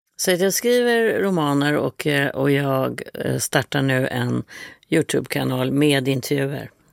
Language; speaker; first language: Swedish; native; Swedish